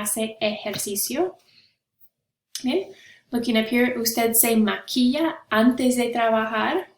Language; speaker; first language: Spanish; non-native, fluent; English